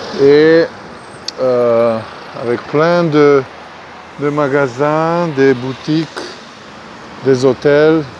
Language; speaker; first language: French; non-native, fluent; Hungarian